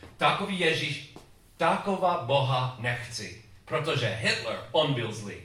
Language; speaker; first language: Czech; non-native, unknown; English